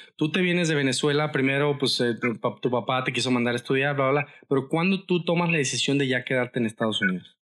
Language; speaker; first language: Spanish; native; Spanish